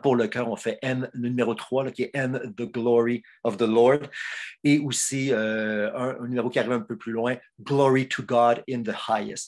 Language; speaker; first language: French; native; French